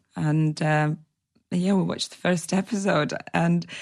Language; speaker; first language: English; non-native, fluent; Russian